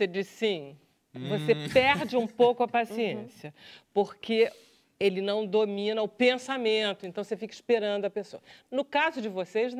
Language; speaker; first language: Portuguese; native; Portuguese